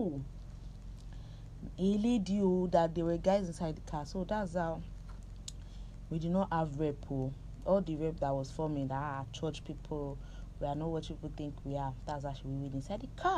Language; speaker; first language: English; non-native, local second language; Yoruba